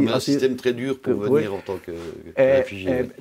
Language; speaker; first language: French; native; French